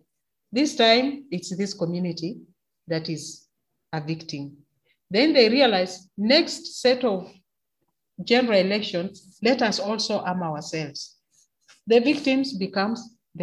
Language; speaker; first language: English; non-native, local second language; Luyia